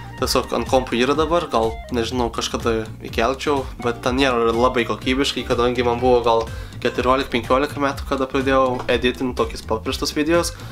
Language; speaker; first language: Lithuanian; early bilingual, heritage; Lithuanian